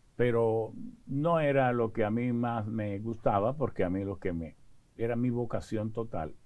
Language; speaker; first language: Spanish; early bilingual, other home language; French